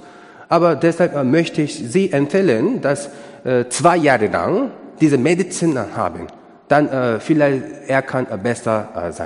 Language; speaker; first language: German; non-native, learner; Korean